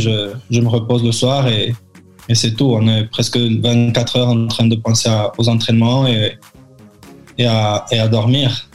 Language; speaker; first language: French; early bilingual, heritage; French